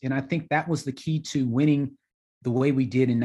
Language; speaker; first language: English; native; English